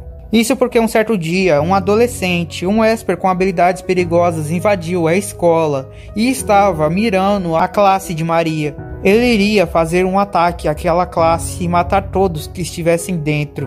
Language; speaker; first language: Portuguese; native; Portuguese